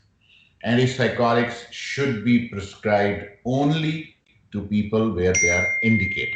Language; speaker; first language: English; non-native, local second language; Urdu